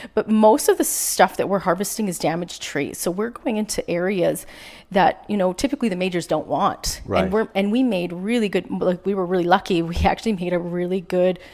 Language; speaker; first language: English; native; English